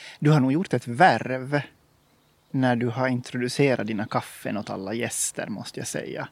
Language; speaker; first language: Swedish; native; Swedish